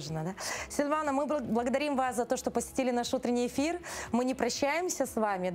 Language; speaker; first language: Russian; native; Russian